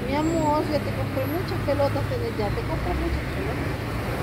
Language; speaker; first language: Spanish; native; Spanish